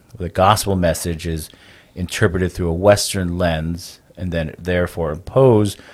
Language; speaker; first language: English; native; English